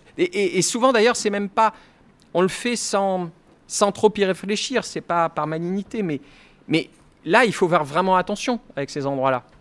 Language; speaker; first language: French; native; French